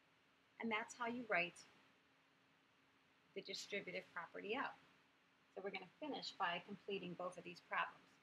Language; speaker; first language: English; native; English